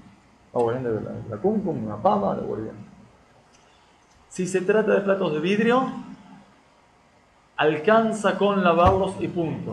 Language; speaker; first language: Spanish; native; Spanish